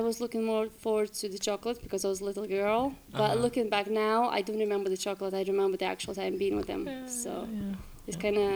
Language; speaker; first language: English; non-native, fluent; Lithuanian